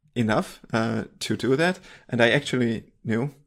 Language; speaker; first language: English; non-native, fluent; Hungarian